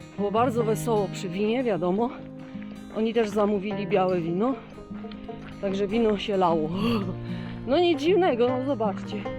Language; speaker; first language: Polish; native; Polish